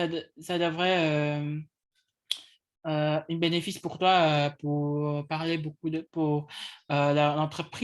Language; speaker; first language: French; non-native, learner; English